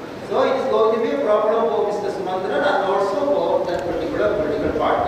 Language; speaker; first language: English; non-native, local second language; Tamil